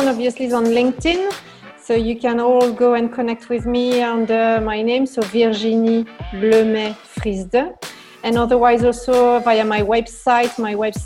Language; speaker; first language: English; non-native, fluent; French